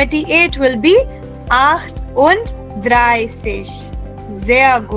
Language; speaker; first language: German; non-native, fluent; Hindi